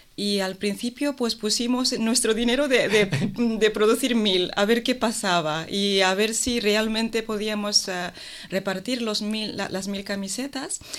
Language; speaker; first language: Spanish; non-native, fluent; Japanese